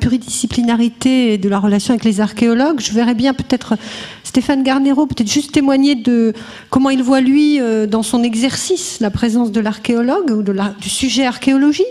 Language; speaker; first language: French; native; French